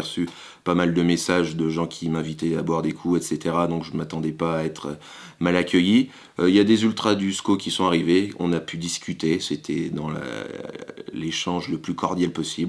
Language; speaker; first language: French; native; French